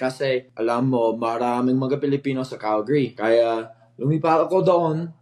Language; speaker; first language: Filipino; non-native, fluent; English